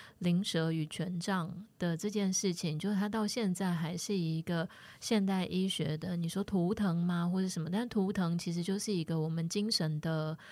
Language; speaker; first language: Chinese; native; Chinese